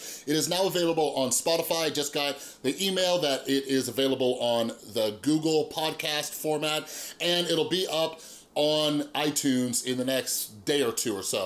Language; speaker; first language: English; native; English